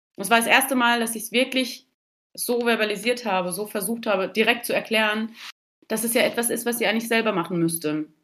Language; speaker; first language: German; early bilingual, other home language; Turkish